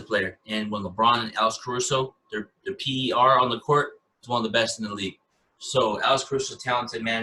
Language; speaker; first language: English; native; English